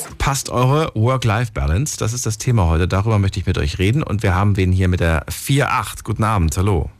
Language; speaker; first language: German; native; German